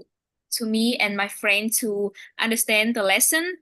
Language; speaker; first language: English; non-native, learner; Vietnamese